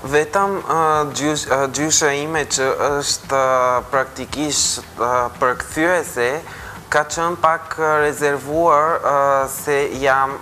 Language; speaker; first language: Albanian; non-native, fluent; Bulgarian